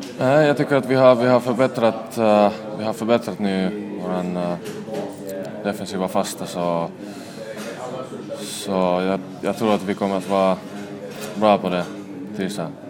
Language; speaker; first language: Swedish; non-native, fluent; Finnish